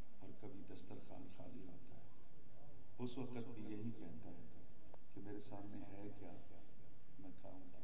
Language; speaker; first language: Urdu; non-native, local second language; Punjabi